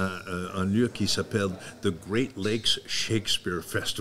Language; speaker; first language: French; non-native, fluent; English